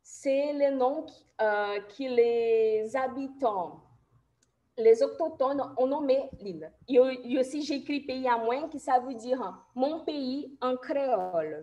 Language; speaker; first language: French; non-native, fluent; Portuguese